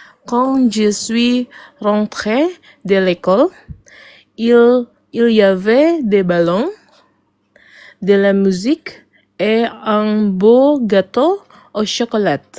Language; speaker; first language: French; non-native, learner; Arabic